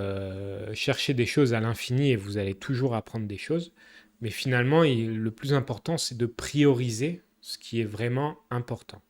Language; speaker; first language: French; native; French